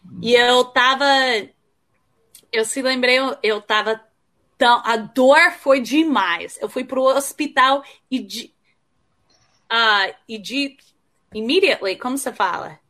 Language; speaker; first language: Portuguese; early bilingual, heritage; Portuguese